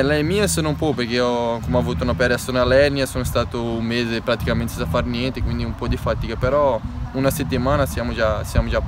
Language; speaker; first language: Italian; non-native, fluent; Portuguese